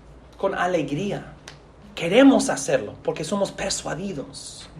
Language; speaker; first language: Spanish; non-native, fluent; English